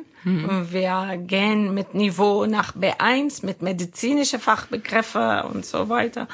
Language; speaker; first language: German; non-native, learner; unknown